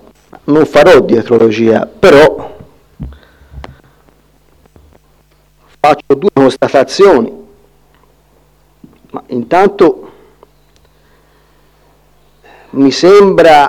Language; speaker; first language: Italian; native; Italian